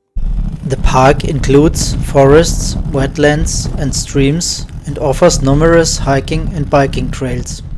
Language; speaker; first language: English; non-native, learner; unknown